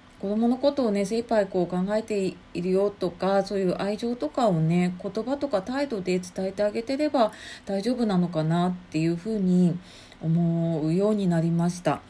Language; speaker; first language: Japanese; native; Japanese